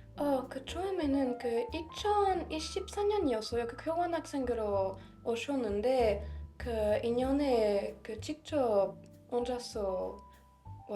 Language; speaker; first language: Korean; non-native, learner; French